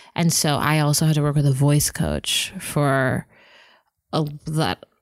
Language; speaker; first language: English; native; English